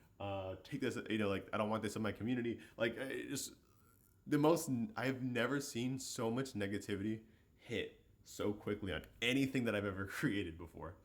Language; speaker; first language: English; native; English